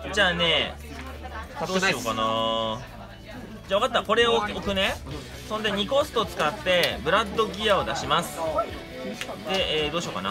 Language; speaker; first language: Japanese; native; Japanese